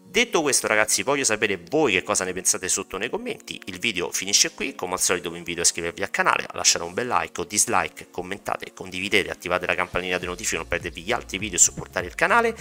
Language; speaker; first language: Italian; native; Italian